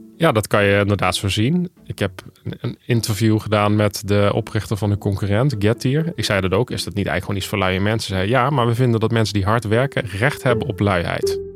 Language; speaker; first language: Dutch; native; Dutch